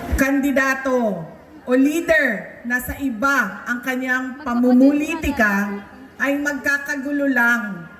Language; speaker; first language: Filipino; non-native, local second language; Cebuano